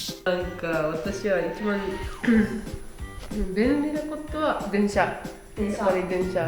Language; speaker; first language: Japanese; non-native, learner; Spanish